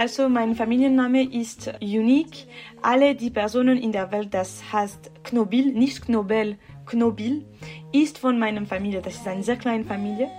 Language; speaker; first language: German; non-native, local second language; French